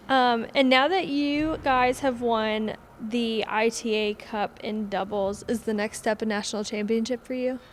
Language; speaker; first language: English; native; English